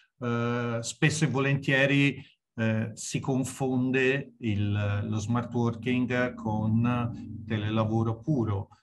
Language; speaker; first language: Italian; native; Italian